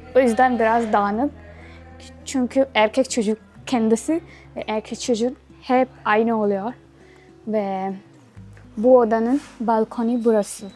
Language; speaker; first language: Turkish; non-native, fluent; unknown